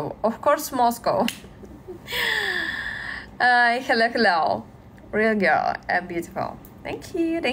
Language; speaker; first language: English; non-native, learner; Russian